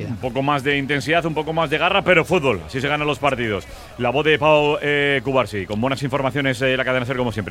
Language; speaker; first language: Spanish; native; Spanish